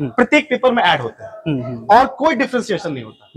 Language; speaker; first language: Hindi; native; Hindi